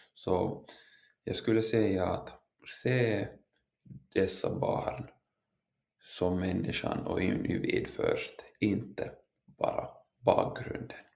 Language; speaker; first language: Swedish; non-native, local second language; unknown